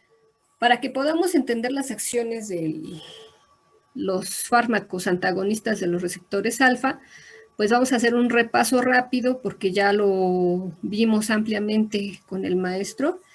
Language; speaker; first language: Spanish; native; Spanish